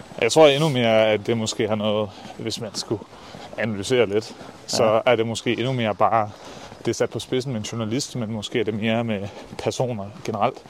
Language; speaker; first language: Danish; native; Danish